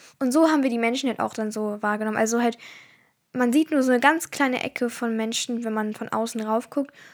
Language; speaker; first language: German; early bilingual, other home language; Turkish